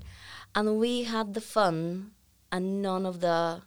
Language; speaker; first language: English; non-native, fluent; Bulgarian